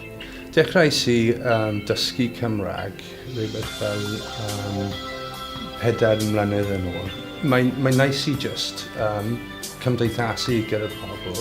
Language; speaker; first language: Welsh; non-native, learner; English